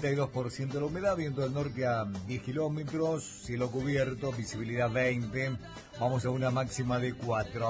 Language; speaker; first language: Spanish; native; Spanish